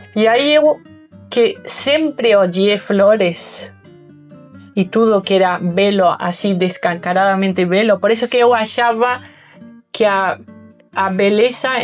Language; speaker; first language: Portuguese; non-native, fluent; Spanish